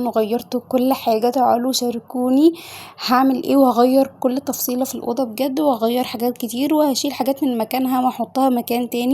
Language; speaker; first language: Arabic; native; Arabic